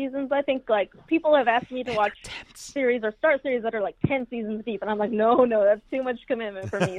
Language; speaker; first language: English; native; English